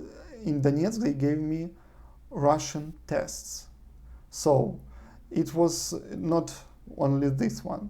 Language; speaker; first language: English; non-native, learner; Russian